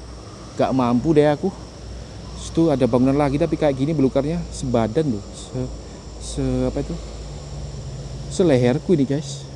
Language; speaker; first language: Indonesian; native; Indonesian